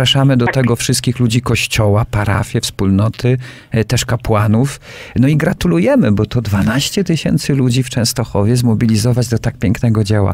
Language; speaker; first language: Polish; native; Polish